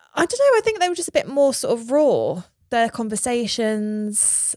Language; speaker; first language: English; native; English